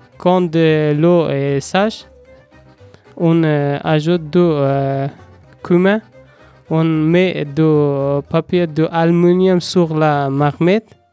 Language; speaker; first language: French; non-native, learner; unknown